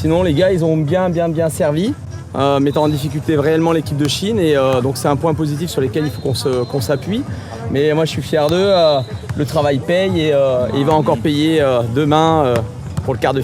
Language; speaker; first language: French; native; French